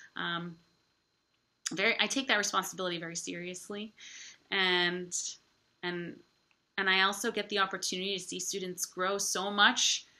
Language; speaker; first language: English; native; English